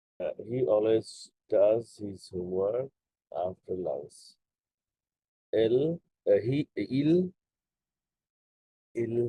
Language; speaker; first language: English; non-native, local second language; Bangla